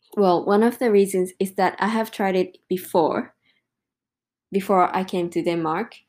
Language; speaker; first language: English; non-native, fluent; Japanese